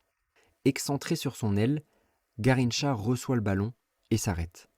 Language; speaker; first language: French; native; French